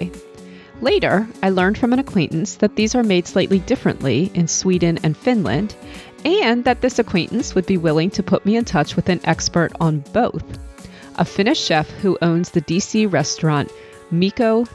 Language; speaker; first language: English; native; English